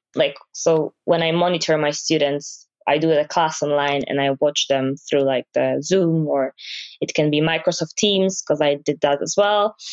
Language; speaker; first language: English; non-native, fluent; Polish